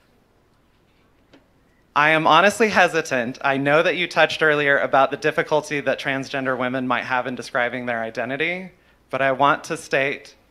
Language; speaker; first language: English; native; English